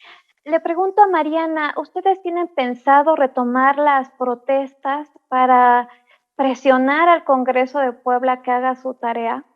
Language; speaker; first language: Spanish; native; Spanish